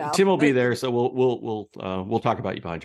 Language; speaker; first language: English; native; English